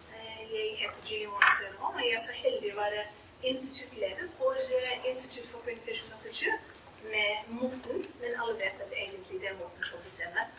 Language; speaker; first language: Norwegian; non-native, fluent; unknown